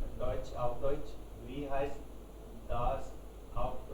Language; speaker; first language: German; non-native, learner; Hindi